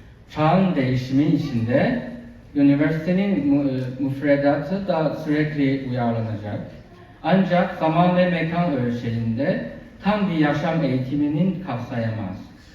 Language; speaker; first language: Turkish; non-native, fluent; Chinese